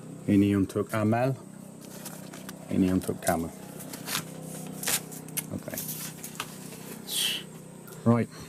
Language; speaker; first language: Indonesian; non-native, learner; English